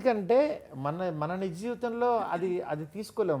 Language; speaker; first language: Telugu; native; Telugu